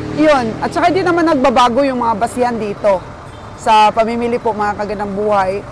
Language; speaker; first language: Filipino; non-native, local second language; Cebuano